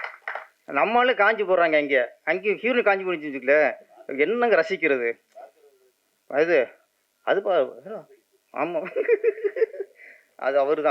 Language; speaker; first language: Tamil; native; Tamil